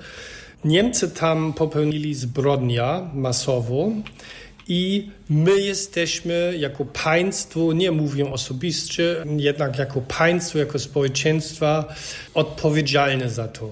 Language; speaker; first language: Polish; non-native, fluent; German